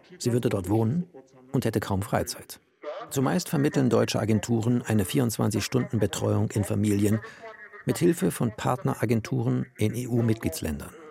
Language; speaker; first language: German; native; German